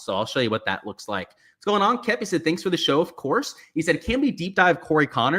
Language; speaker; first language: English; native; English